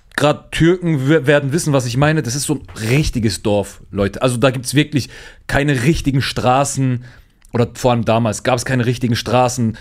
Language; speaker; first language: German; early bilingual, other home language; Turkish